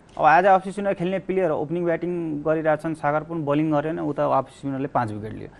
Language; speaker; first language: Nepali; native; Nepali